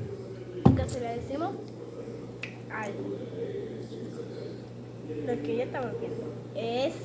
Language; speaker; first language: Spanish; native; Spanish